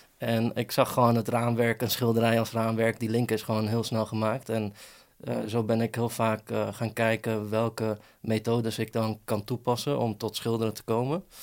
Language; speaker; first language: Dutch; early bilingual, other home language; Persian